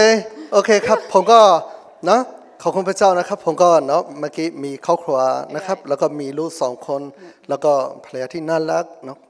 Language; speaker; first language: Thai; non-native, fluent; Burmese